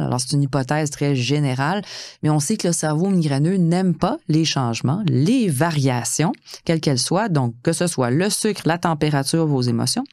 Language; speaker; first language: French; native; French